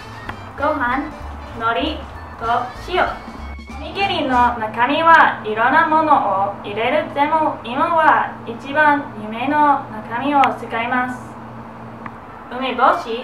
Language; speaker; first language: Japanese; non-native, learner; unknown